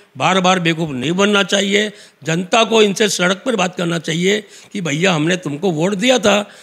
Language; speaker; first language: Hindi; native; Hindi